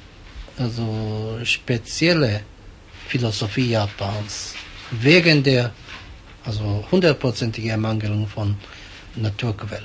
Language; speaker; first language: German; non-native, fluent; Japanese